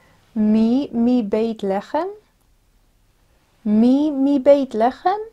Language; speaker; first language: Hebrew; non-native, fluent; English